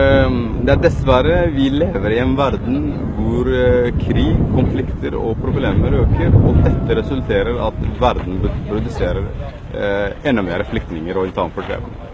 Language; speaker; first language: Norwegian; non-native, fluent; Somali